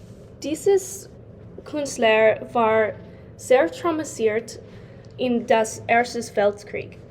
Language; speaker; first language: German; non-native, learner; English